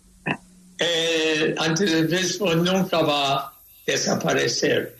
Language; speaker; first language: Spanish; non-native, fluent; German